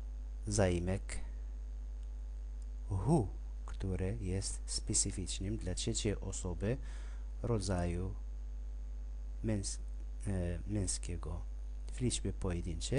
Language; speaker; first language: Polish; non-native, fluent; Arabic